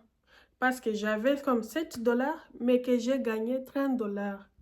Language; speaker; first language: French; non-native, fluent; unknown